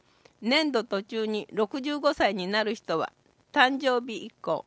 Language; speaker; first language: Japanese; native; Japanese